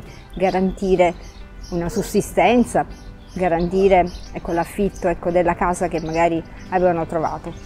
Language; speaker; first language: Italian; native; Italian